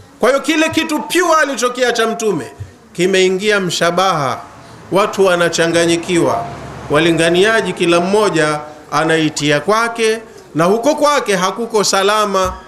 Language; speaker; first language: Swahili; native; Swahili